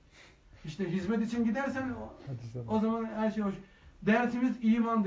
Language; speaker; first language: Turkish; native; Turkish